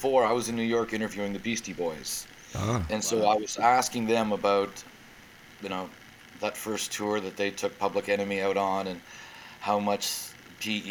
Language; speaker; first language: English; native; English